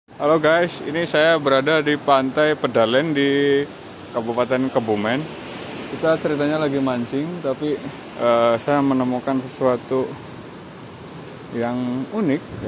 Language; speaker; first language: Indonesian; native; Indonesian